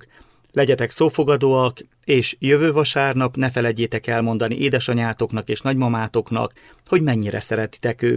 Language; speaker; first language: Hungarian; native; Hungarian